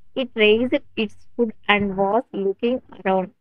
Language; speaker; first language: English; non-native, local second language; Telugu